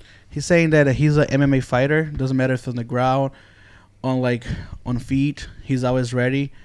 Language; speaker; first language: English; non-native, fluent; Portuguese